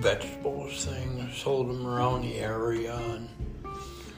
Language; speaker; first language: English; native; English